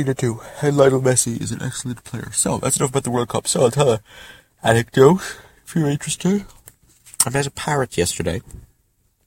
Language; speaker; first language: English; native; English